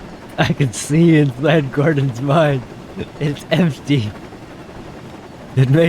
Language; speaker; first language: English; native; English